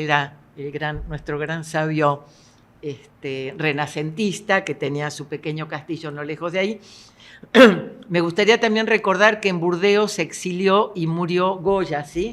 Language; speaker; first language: Spanish; native; Spanish